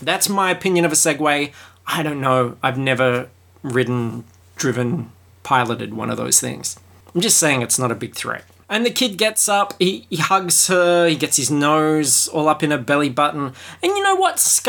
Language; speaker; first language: English; native; English